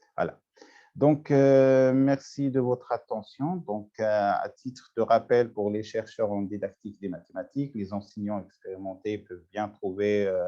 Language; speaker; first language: French; non-native, local second language; Arabic